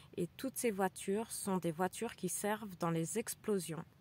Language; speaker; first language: French; native; French